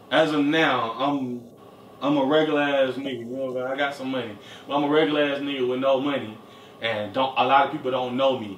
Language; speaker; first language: English; native; English